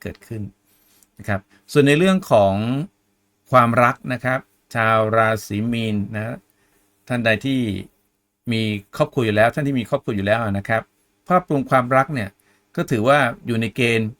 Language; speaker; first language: Thai; native; Thai